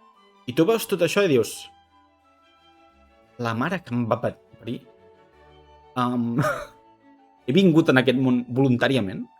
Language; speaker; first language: Catalan; native; Catalan